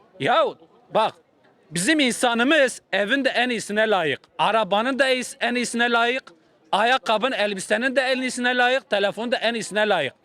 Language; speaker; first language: Turkish; native; Turkish